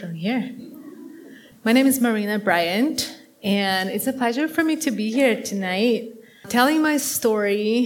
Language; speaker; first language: English; non-native, fluent; Portuguese